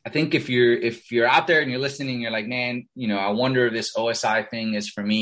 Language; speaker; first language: English; early bilingual, other home language; Spanish